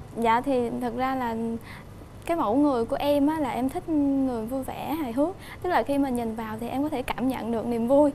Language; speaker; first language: Vietnamese; native; Vietnamese